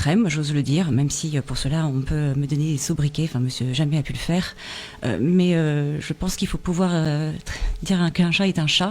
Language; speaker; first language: French; native; French